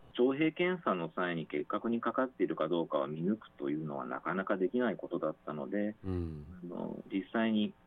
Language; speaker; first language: Japanese; native; Japanese